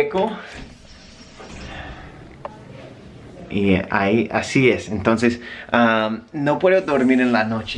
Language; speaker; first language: Spanish; native; Spanish